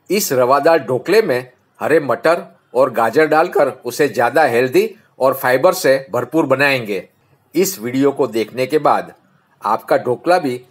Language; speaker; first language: Hindi; non-native, local second language; Gujarati